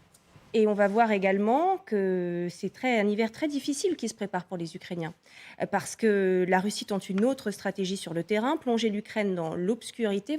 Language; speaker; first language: French; native; French